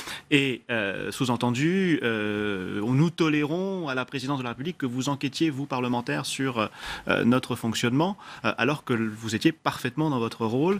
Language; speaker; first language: French; native; French